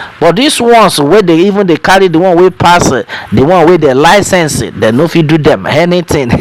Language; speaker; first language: Nigerian Pidgin; non-native, local second language; Yoruba